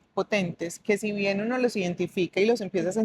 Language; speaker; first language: Spanish; native; Spanish